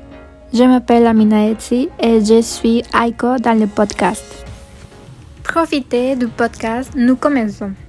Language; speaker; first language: French; non-native, learner; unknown